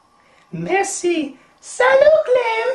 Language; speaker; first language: French; non-native, learner; English